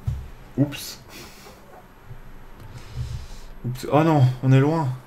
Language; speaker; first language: French; native; French